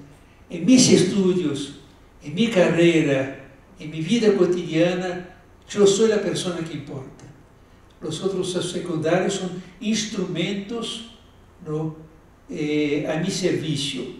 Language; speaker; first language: Spanish; non-native, fluent; Portuguese